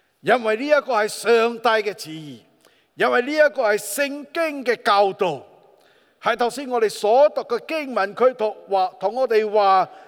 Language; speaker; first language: Chinese; non-native, local second language; Min Nan Chinese